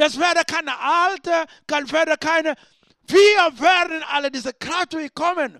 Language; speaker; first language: German; non-native, learner; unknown